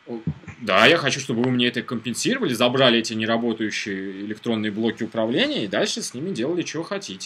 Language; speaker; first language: Russian; native; Russian